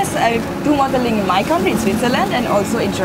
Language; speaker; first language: English; non-native, fluent; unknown